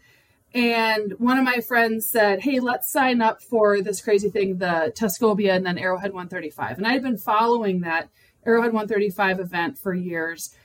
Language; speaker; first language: English; native; English